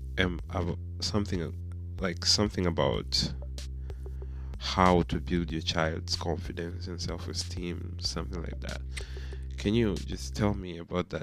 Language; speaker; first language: English; non-native, local second language; Swahili